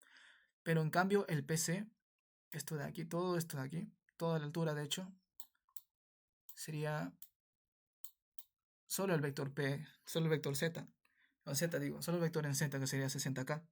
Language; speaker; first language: Spanish; native; Spanish